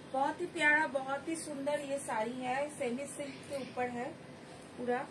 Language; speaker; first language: Hindi; non-native, local second language; Bangla